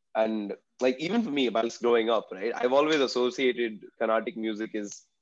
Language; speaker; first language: English; non-native, local second language; Tamil